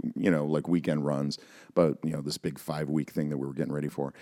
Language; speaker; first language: English; native; English